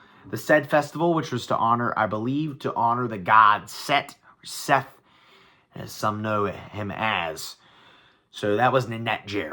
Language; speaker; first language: English; native; English